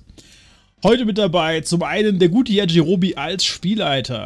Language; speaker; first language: German; native; German